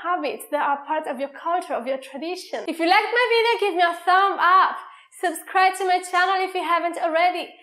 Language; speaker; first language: English; non-native, fluent; Italian